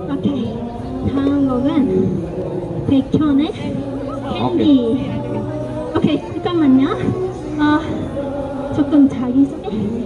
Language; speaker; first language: Korean; non-native, learner; English